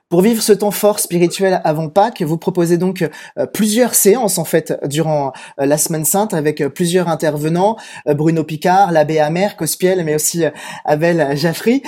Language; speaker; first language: French; native; French